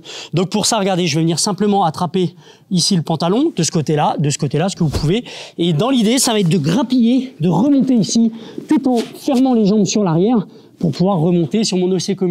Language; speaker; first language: French; native; French